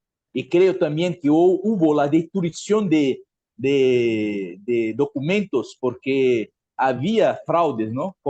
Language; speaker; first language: Spanish; non-native, fluent; Portuguese